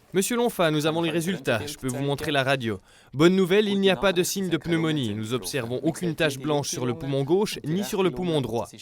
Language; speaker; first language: French; native; French